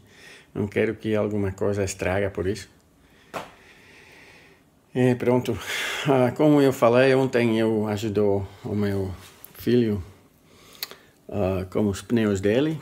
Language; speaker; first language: Portuguese; non-native, learner; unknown